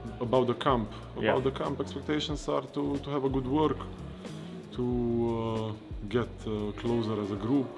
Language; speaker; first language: English; non-native, fluent; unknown